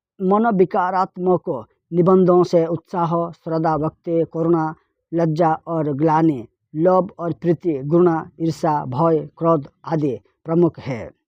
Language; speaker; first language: Hindi; non-native, local second language; Telugu